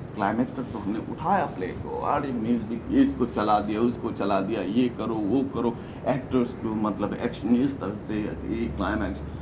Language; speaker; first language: Hindi; non-native, local second language; Manipuri